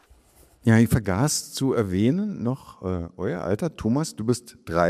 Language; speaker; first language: German; native; German